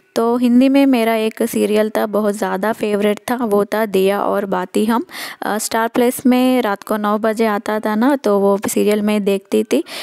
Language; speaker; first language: Hindi; non-native, local second language; Telugu